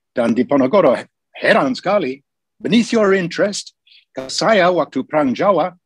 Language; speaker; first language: Indonesian; non-native, fluent; English